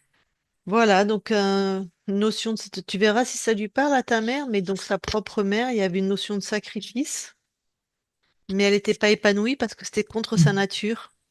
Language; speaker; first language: French; native; French